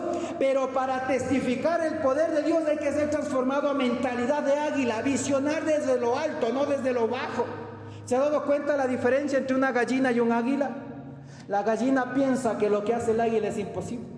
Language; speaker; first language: Spanish; native; Spanish